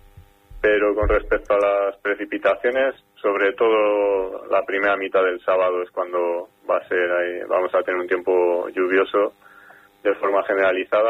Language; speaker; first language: Spanish; native; Spanish